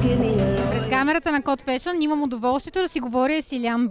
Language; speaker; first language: Bulgarian; native; Bulgarian